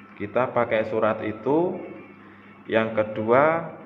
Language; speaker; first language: Indonesian; native; Indonesian